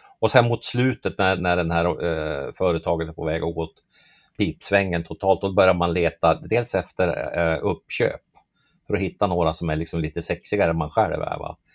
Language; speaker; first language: Swedish; native; Swedish